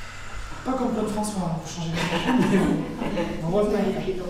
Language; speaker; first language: French; native; French